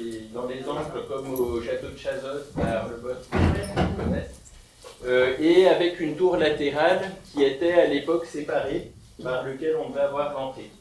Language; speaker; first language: French; native; French